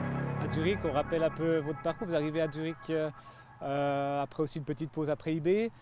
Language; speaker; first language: French; native; French